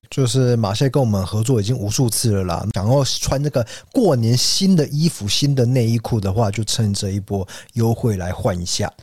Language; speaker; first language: Chinese; native; Chinese